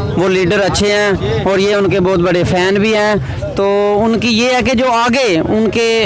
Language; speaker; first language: Urdu; non-native, local second language; Punjabi